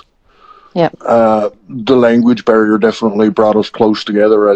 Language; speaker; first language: English; native; English